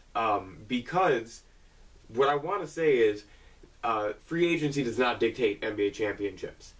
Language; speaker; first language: English; native; English